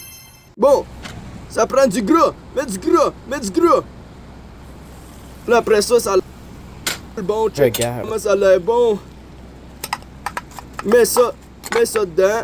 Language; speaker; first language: French; native; French